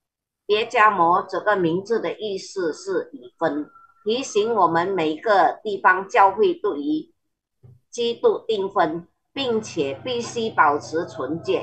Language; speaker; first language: Chinese; early bilingual, heritage; Chinese